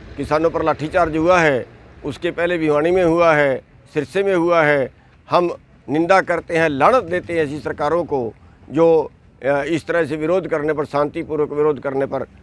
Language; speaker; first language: Hindi; native; Hindi